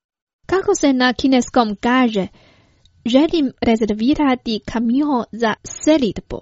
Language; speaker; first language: Croatian; non-native, fluent; Chinese